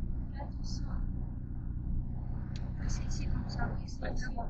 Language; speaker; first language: French; non-native, learner; Russian